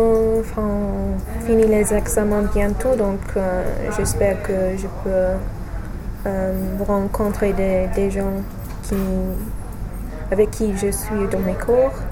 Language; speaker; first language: French; non-native, fluent; English